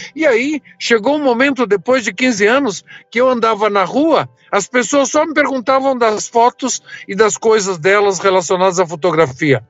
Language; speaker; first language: Portuguese; early bilingual, other home language; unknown